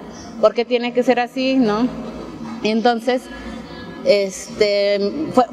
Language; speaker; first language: Spanish; non-native, local second language; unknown